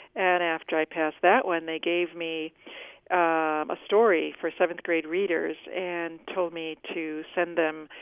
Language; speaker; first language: English; native; English